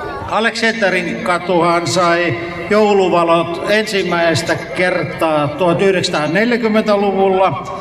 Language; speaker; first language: Finnish; native; Finnish